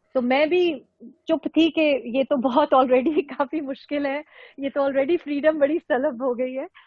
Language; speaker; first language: Urdu; non-native, local second language; Pashto